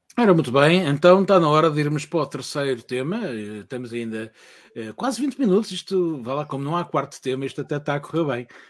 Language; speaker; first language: Portuguese; native; Portuguese